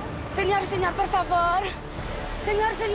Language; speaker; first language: Spanish; non-native, learner; French